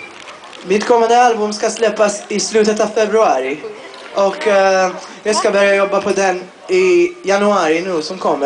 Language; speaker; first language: Swedish; non-native, fluent; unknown